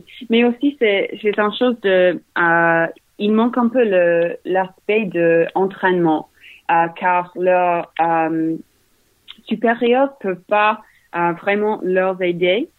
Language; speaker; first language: French; non-native, learner; English